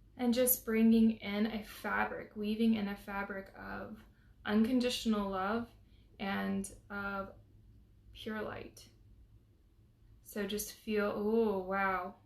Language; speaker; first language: English; native; English